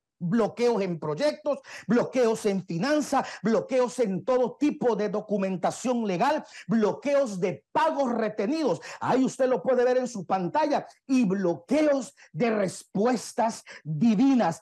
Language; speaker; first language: Spanish; native; Spanish